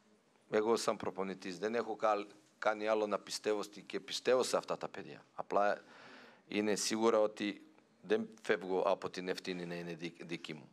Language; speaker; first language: Greek; non-native, fluent; Serbian